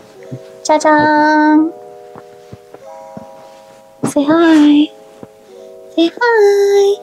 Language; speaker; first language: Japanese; non-native, learner; English